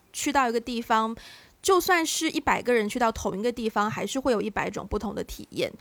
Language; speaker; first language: Chinese; native; Chinese